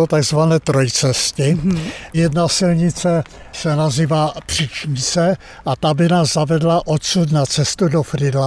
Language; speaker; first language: Czech; native; Czech